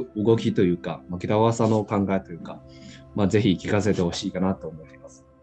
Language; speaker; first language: Japanese; non-native, fluent; Chinese